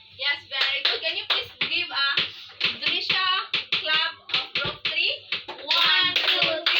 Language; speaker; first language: English; non-native, local second language; Cebuano